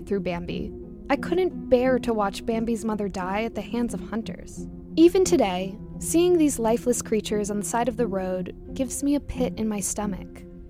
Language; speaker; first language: English; native; English